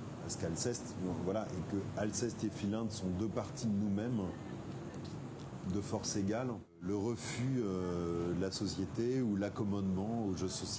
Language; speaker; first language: French; native; French